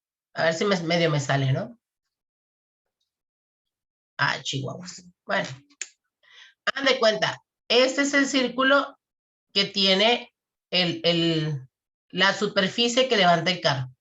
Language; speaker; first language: Spanish; native; Spanish